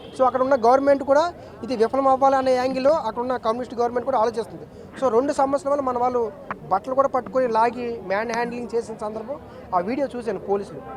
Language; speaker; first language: Telugu; native; Telugu